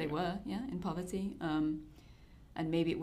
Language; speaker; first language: English; native; English